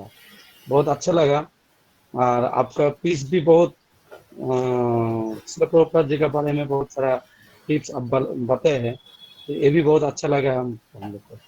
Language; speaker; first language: Hindi; non-native, local second language; Bangla